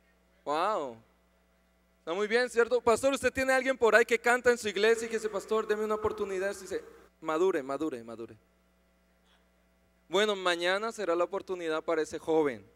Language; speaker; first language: Spanish; native; Spanish